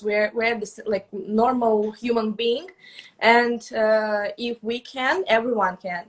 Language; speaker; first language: English; non-native, fluent; Russian